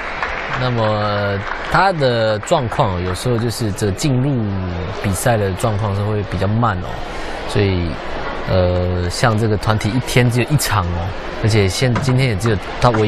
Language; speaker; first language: Chinese; native; Chinese